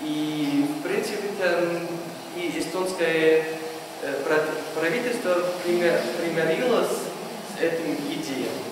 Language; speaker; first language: Russian; non-native, fluent; German